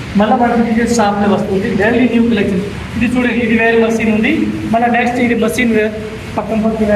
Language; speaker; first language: Telugu; non-native, local second language; Urdu